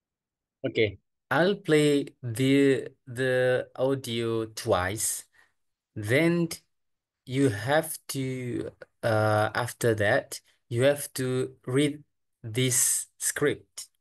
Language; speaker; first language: English; non-native, fluent; Indonesian